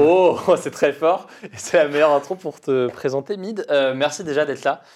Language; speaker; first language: French; native; French